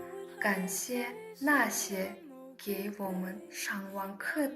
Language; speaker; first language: Chinese; non-native, learner; Kyrgyz